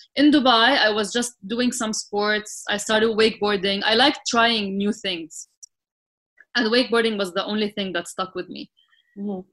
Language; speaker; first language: English; non-native, fluent; Arabic